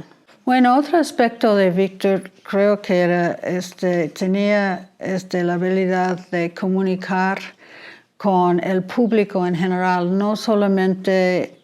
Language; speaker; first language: Spanish; non-native, fluent; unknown